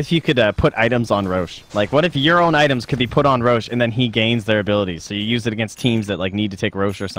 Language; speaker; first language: English; native; English